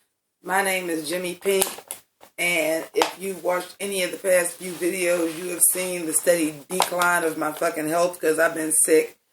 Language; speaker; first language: English; native; English